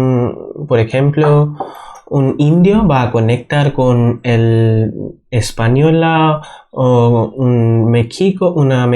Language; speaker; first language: Spanish; non-native, fluent; Bangla